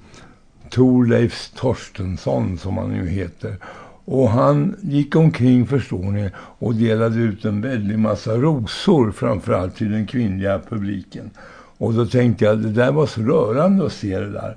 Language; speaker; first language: Swedish; native; Swedish